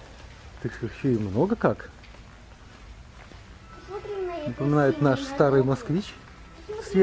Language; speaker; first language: Russian; native; Russian